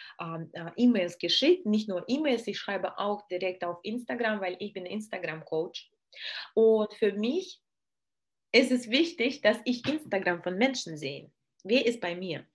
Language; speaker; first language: German; non-native, learner; Russian